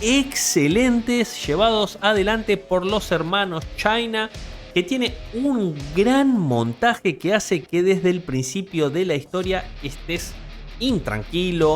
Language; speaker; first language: Spanish; native; Spanish